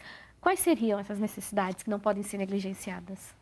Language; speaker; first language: Portuguese; native; Portuguese